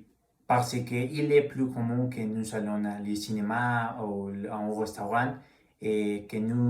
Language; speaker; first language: French; non-native, learner; Spanish